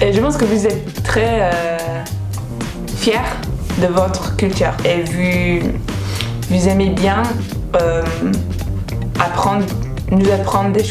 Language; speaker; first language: French; non-native, fluent; English